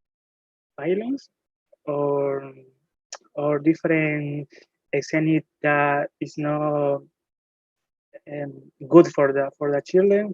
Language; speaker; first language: English; non-native, learner; Spanish